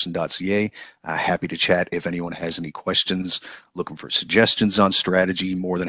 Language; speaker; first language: English; native; English